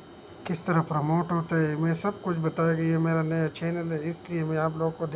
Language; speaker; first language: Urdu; non-native, local second language; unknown